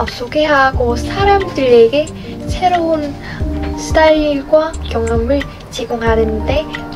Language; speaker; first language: Korean; non-native, learner; Vietnamese